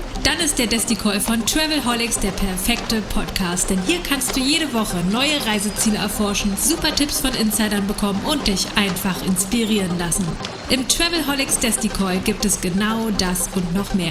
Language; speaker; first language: German; native; German